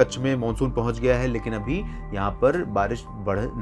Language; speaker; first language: Hindi; native; Hindi